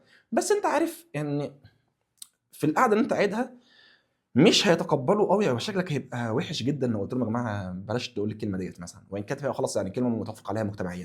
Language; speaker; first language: Arabic; native; Arabic